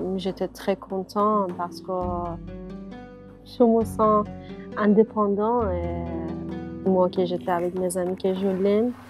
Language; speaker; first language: French; non-native, learner; Persian